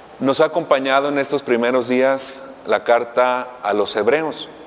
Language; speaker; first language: Spanish; native; Spanish